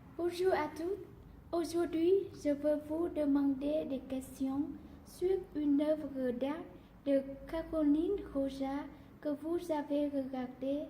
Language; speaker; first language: French; non-native, learner; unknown